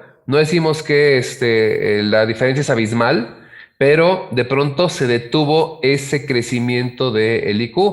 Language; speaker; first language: Spanish; native; Spanish